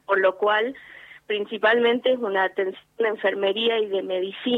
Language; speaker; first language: Spanish; native; Spanish